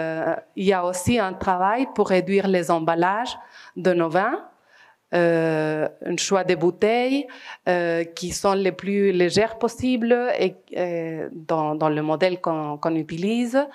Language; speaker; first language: French; non-native, fluent; Spanish